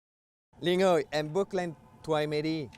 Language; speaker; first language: Vietnamese; non-native, learner; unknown